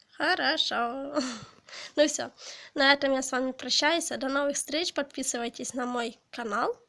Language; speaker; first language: Russian; non-native, local second language; Ukrainian